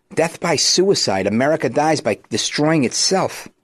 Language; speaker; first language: English; native; English